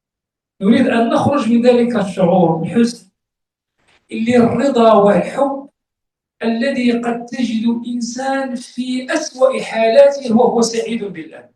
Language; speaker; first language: Arabic; native; Arabic